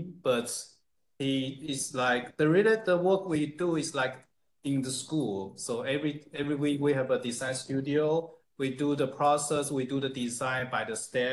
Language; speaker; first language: English; non-native, fluent; Chinese